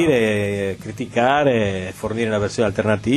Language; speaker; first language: Italian; native; Italian